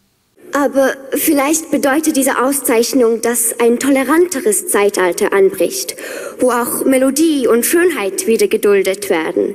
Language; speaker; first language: German; non-native, fluent; English